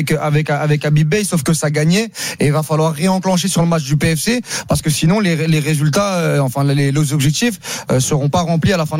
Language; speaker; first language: French; native; French